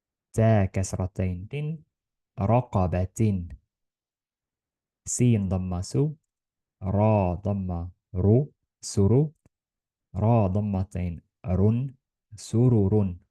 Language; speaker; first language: Arabic; non-native, learner; Estonian